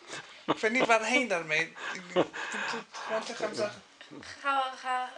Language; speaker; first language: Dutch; non-native, fluent; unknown